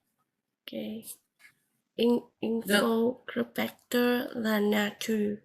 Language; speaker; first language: French; non-native, learner; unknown